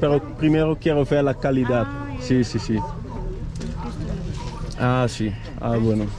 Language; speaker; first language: Spanish; non-native, learner; Dutch